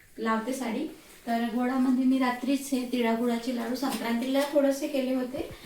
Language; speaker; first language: Marathi; non-native, local second language; Hindi